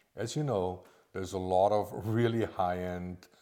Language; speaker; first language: English; non-native, fluent; German